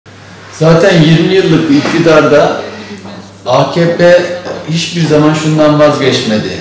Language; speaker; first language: Turkish; native; Turkish